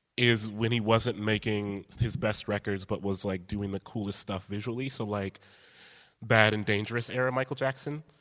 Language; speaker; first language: English; native; English